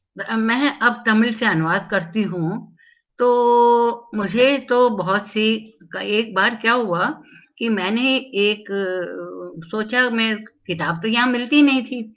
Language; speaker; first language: Hindi; non-native, local second language; Tamil